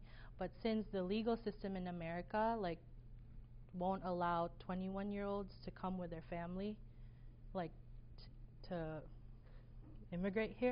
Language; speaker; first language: English; early bilingual, other home language; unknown